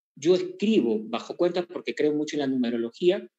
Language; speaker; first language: Spanish; native; Spanish